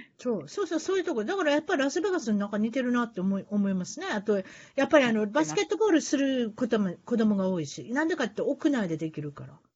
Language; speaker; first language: Japanese; native; Japanese